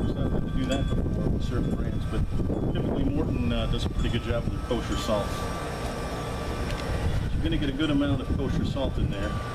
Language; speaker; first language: English; native; English